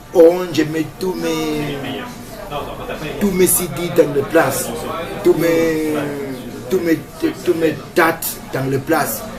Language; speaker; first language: French; non-native, learner; English